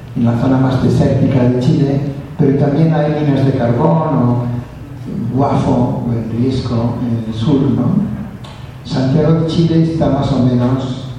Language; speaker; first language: Spanish; non-native, local second language; Catalan